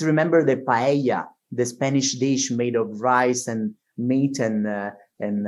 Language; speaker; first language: English; non-native, fluent; Italian